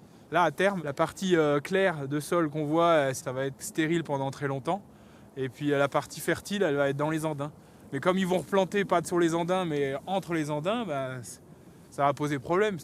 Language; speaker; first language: French; native; French